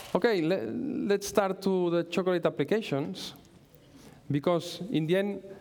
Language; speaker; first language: English; non-native, learner; Spanish